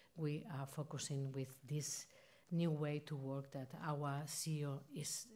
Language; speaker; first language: English; non-native, fluent; Spanish